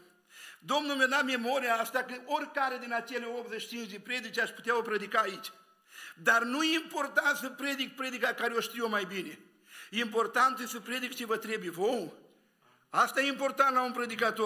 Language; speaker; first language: Romanian; native; Romanian